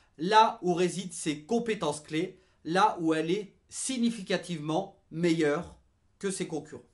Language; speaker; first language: French; native; French